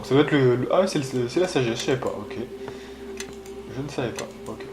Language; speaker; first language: French; native; French